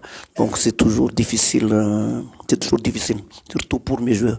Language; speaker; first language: French; non-native, local second language; Malagasy